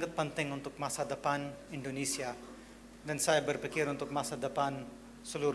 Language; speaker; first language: Indonesian; non-native, fluent; English